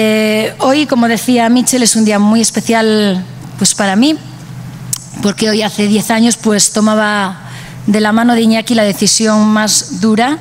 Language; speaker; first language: Spanish; native; Spanish